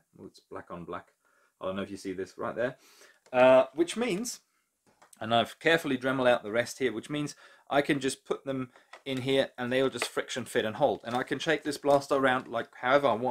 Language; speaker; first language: English; non-native, fluent; German